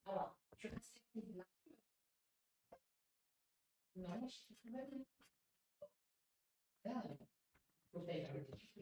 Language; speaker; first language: French; native; French